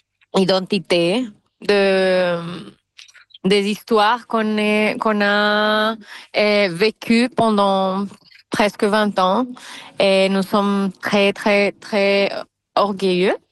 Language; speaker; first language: French; non-native, fluent; Spanish